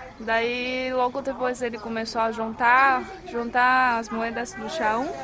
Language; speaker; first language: Portuguese; non-native, fluent; Chinese